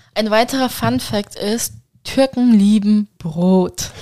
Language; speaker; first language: German; non-native, fluent; Turkish